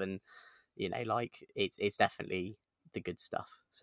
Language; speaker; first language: English; native; English